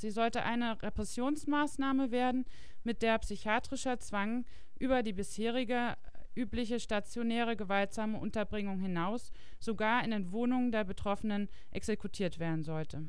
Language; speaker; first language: German; native; German